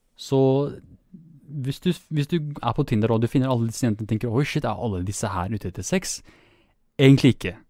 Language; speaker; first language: Norwegian; early bilingual, other home language; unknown